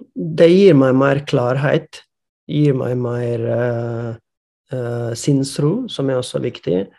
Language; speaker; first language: Norwegian; non-native, fluent; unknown